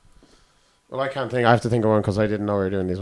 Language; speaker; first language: English; native; English